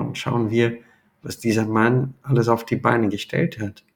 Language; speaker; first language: German; non-native, fluent; Portuguese